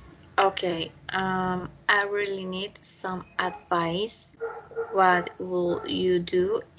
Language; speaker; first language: English; non-native, learner; Spanish